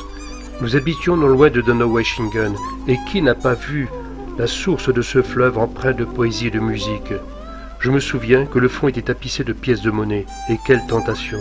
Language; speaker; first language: French; native; French